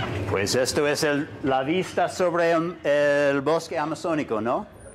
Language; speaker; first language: Spanish; non-native, fluent; English